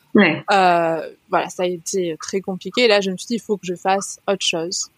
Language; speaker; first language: French; native; French